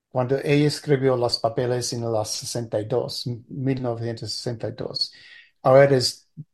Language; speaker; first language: Spanish; early bilingual, heritage; Spanish